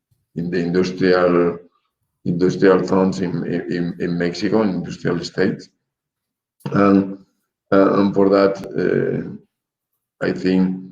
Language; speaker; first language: English; non-native, learner; Spanish